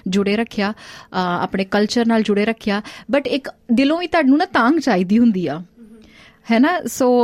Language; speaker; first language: Punjabi; early bilingual, heritage; Punjabi